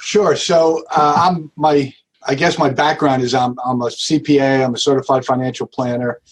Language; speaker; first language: English; native; English